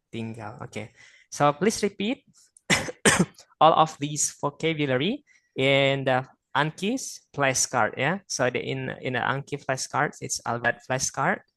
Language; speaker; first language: English; non-native, fluent; Indonesian